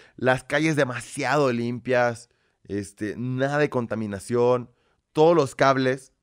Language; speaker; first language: Spanish; early bilingual, other home language; Russian